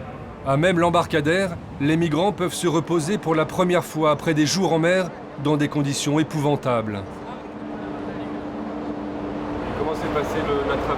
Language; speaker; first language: French; native; French